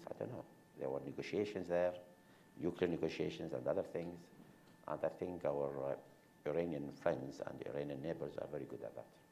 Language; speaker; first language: English; non-native, fluent; Arabic